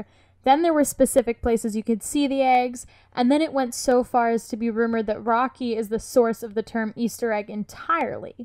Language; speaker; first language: English; native; English